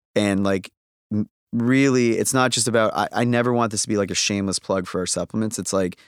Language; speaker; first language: English; native; English